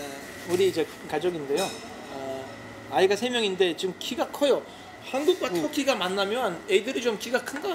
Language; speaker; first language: Korean; non-native, fluent; Turkish